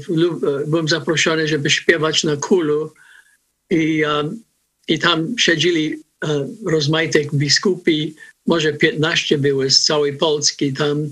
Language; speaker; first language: Polish; early bilingual, heritage; Polish